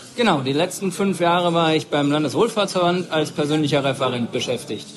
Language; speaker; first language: German; native; German